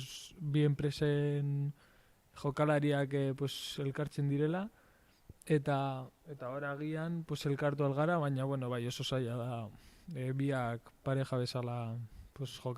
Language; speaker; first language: Basque; non-native, local second language; Spanish